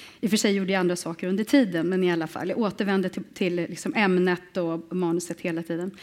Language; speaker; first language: Swedish; native; Swedish